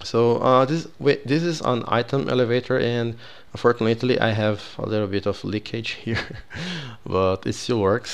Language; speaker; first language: English; non-native, fluent; Portuguese